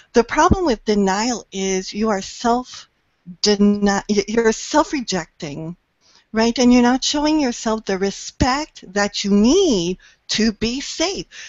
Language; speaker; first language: English; native; English